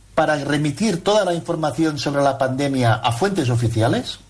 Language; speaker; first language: Spanish; non-native, local second language; Catalan